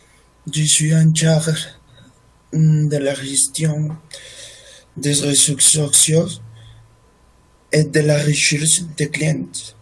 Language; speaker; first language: French; non-native, learner; Spanish